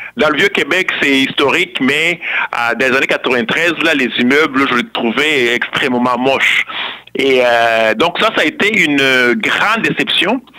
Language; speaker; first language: French; non-native, local second language; Kinyarwanda